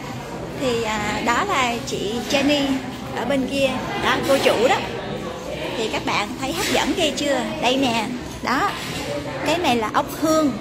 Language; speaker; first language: Vietnamese; early bilingual, heritage; Vietnamese